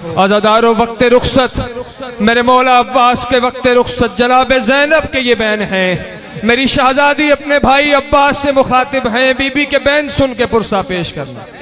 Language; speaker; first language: Urdu; non-native, local second language; Punjabi